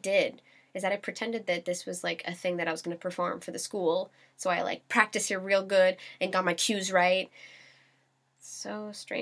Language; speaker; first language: English; native; English